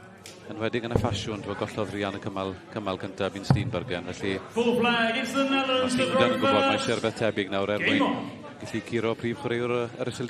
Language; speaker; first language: Welsh; native; Welsh